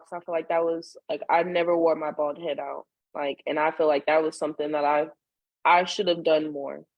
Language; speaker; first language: English; native; English